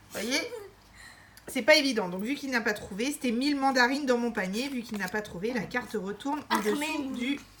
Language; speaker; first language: French; native; French